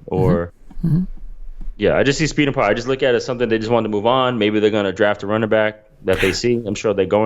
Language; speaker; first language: English; native; English